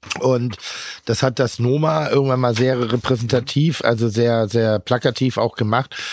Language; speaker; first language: German; native; German